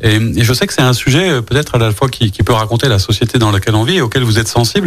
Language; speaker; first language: French; native; French